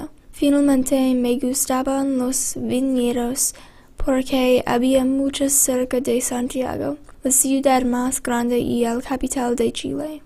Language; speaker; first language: Spanish; non-native, learner; English